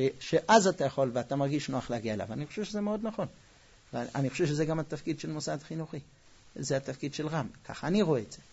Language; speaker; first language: Hebrew; non-native, fluent; English